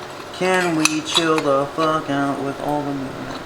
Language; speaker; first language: English; native; English